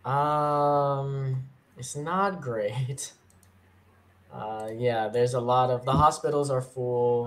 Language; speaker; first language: English; native; English